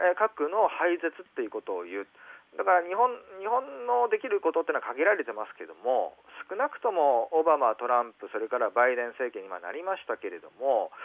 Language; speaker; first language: Japanese; native; Japanese